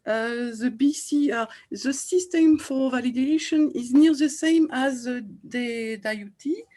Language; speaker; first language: English; non-native, fluent; French